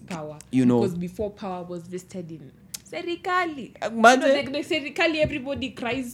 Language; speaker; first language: English; non-native, local second language; Luo (Kenya and Tanzania)